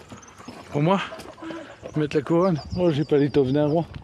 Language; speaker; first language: French; native; French